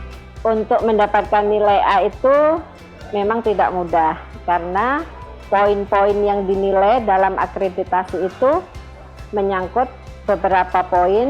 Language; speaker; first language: Indonesian; native; Indonesian